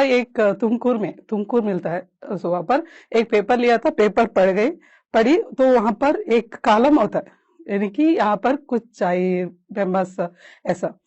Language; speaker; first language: Hindi; non-native, local second language; Kannada